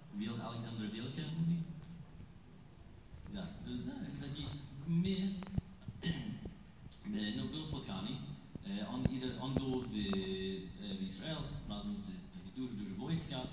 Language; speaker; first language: Polish; non-native, learner; English